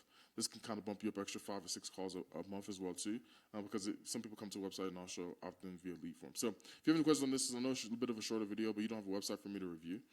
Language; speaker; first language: English; native; English